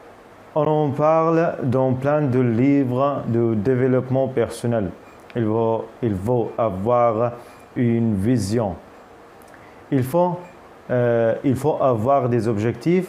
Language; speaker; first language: French; non-native, fluent; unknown